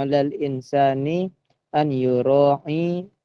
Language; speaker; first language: Arabic; non-native, learner; Indonesian